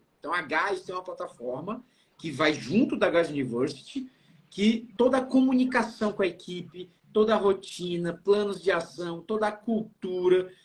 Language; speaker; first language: Portuguese; native; Portuguese